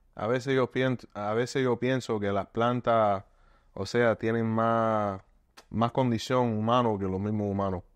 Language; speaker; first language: Spanish; early bilingual, heritage; Spanish